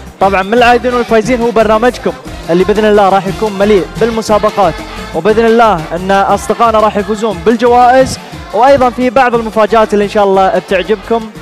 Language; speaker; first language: Arabic; native; Arabic